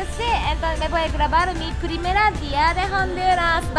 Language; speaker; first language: Spanish; non-native, learner; Japanese